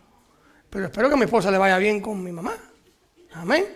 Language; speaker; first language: Spanish; native; Spanish